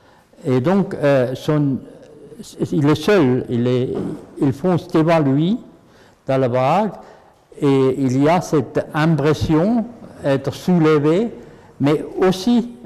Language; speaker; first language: French; non-native, fluent; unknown